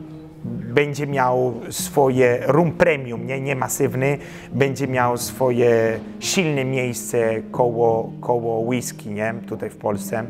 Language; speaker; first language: Polish; early bilingual, heritage; Polish